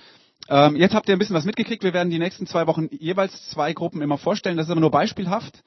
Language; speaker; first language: German; native; German